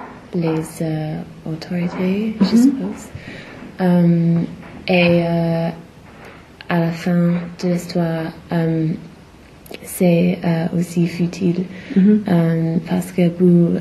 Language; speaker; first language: French; non-native, learner; English